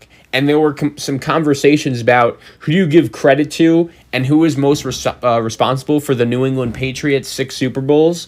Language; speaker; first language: English; native; English